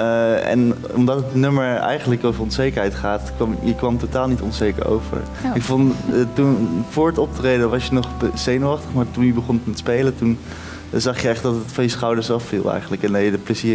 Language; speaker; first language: Dutch; native; Dutch